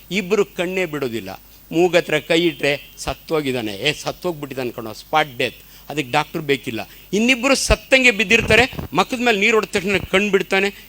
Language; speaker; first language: Kannada; native; Kannada